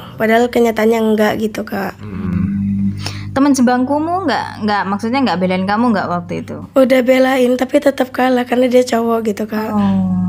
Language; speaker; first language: Indonesian; native; Indonesian